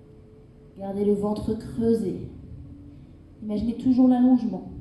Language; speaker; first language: French; native; French